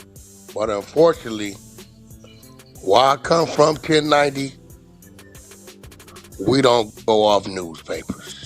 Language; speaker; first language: English; native; English